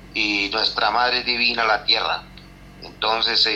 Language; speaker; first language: Spanish; non-native, local second language; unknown